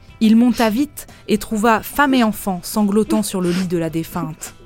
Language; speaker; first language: French; native; French